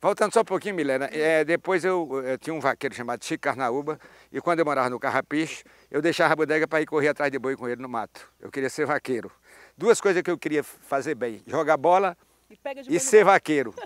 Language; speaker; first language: Portuguese; native; Portuguese